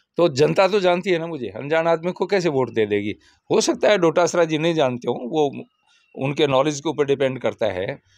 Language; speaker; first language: Hindi; native; Hindi